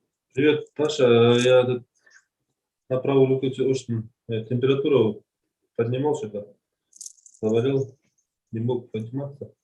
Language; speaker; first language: Russian; non-native, learner; Kazakh